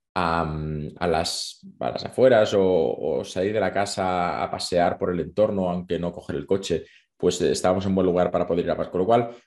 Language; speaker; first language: Spanish; native; Spanish